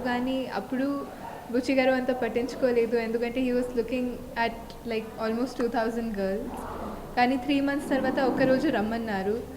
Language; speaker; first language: Telugu; non-native, fluent; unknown